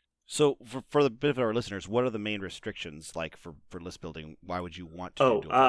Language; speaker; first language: English; native; English